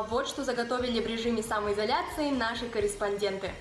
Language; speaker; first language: Russian; native; Russian